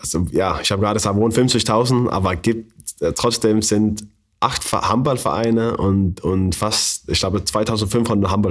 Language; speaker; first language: German; non-native, learner; Faroese